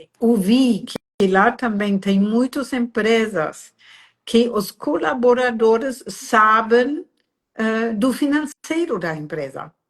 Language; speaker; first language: Portuguese; non-native, fluent; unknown